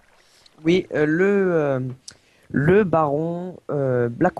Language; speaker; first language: French; native; French